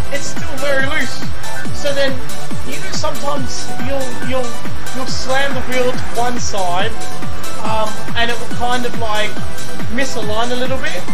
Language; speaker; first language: English; native; English